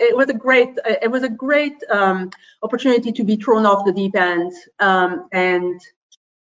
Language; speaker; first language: English; non-native, fluent; French